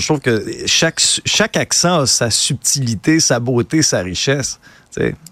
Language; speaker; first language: French; native; French